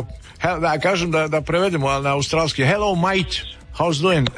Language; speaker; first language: Serbian; native; Serbian